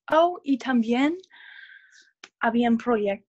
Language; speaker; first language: Spanish; non-native, learner; English